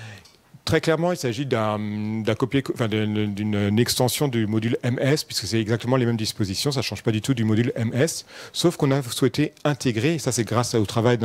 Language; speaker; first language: French; native; French